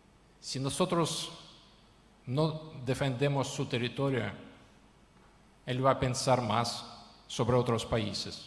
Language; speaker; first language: Spanish; non-native, learner; Ukrainian